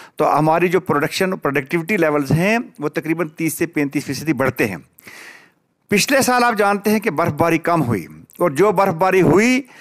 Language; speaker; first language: Urdu; non-native, local second language; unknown